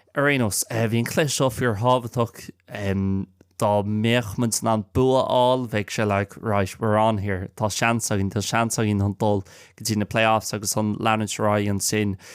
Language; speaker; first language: Irish; non-native, local second language; English